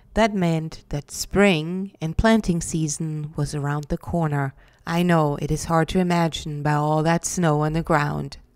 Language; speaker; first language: English; non-native, fluent; German